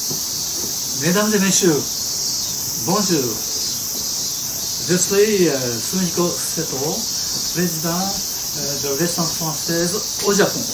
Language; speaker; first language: French; non-native, learner; Japanese